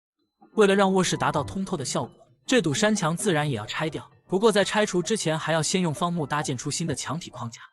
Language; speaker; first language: Chinese; native; Chinese